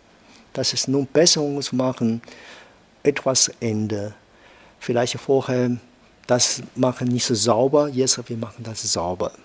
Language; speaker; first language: German; non-native, learner; Chinese